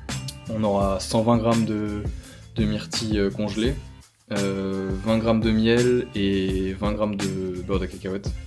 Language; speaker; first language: French; native; French